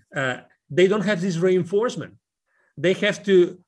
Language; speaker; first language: English; non-native, fluent; Spanish